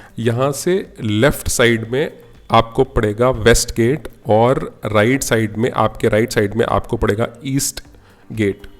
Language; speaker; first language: Hindi; native; Hindi